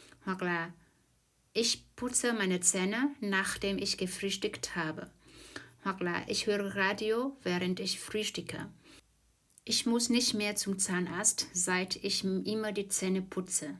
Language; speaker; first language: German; non-native, fluent; Vietnamese